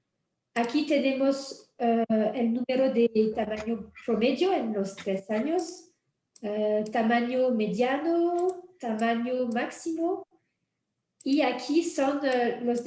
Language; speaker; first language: Spanish; non-native, fluent; French